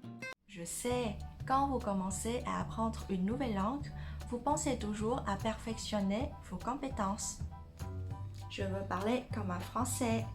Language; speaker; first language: French; non-native, fluent; Vietnamese